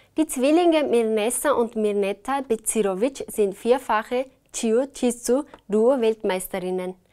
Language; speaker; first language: German; native; German